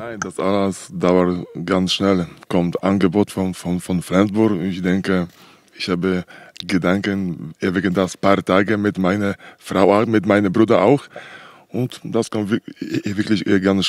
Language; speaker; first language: German; non-native, learner; Polish